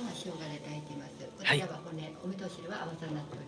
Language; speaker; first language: Japanese; native; Japanese